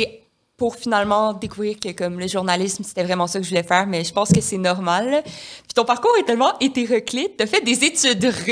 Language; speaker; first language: French; native; French